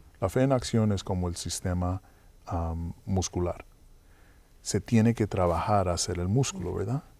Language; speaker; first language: Spanish; early bilingual, heritage; Spanish